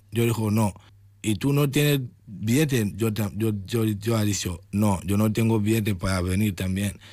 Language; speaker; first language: Spanish; non-native, learner; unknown